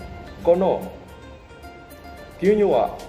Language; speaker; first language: Japanese; non-native, learner; Indonesian